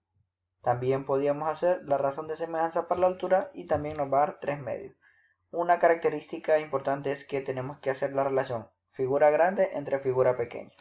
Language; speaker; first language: Spanish; native; Spanish